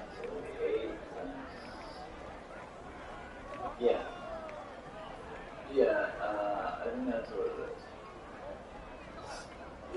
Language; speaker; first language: English; native; English